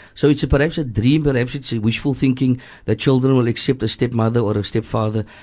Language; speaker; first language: English; native; English